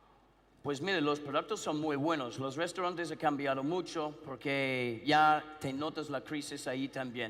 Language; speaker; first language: Spanish; non-native, learner; English